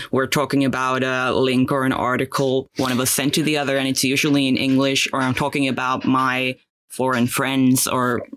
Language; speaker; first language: English; non-native, fluent; Finnish